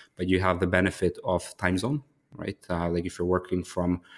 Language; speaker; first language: English; early bilingual, other home language; Ukrainian